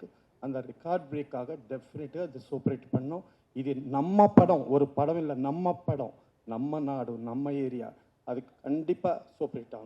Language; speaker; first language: Tamil; non-native, learner; Telugu